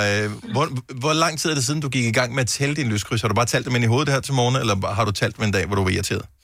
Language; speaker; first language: Danish; native; Danish